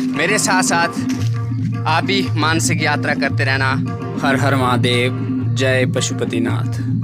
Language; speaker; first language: Hindi; native; Hindi